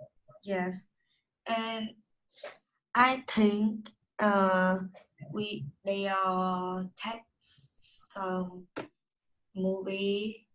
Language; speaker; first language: English; non-native, learner; Vietnamese